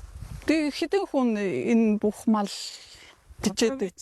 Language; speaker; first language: Mongolian; non-native, fluent; Polish